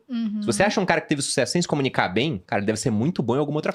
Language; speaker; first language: Portuguese; native; Portuguese